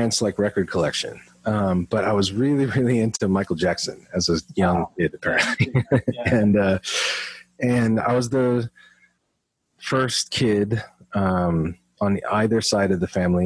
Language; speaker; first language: English; native; English